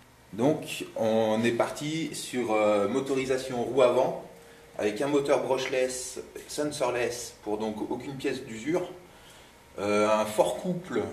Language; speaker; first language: French; native; French